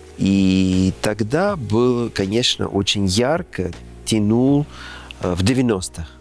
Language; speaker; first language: Russian; non-native, fluent; Greek